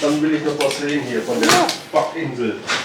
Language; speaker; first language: German; native; German